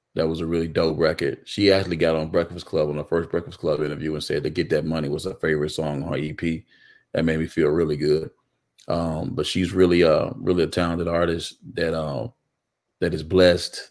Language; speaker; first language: English; native; English